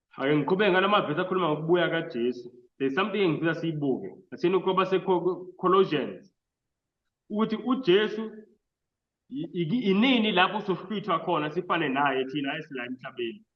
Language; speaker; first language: Zulu; non-native, local second language; Xhosa